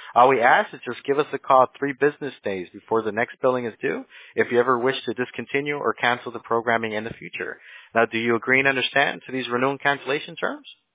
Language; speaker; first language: English; early bilingual, other home language; Spanish